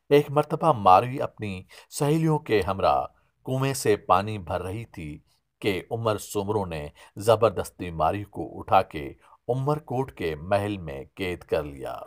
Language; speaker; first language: Urdu; non-native, local second language; Sindhi